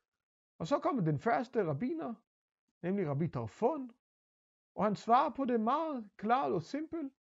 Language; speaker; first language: Danish; non-native, fluent; Hebrew